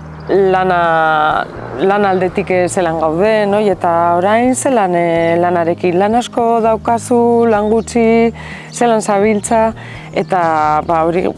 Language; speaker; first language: Basque; non-native, local second language; Spanish